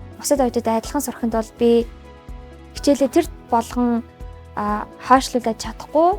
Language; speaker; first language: Mongolian; native; Mongolian